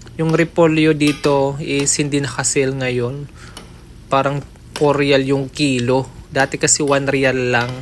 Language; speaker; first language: Filipino; non-native, local second language; Waray